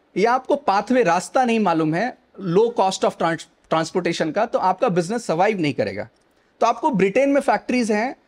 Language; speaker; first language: Hindi; native; Hindi